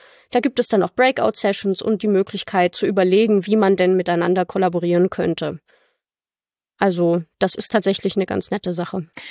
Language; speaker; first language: German; native; German